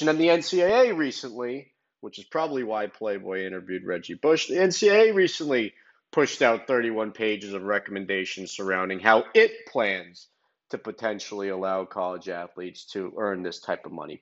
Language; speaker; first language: English; native; English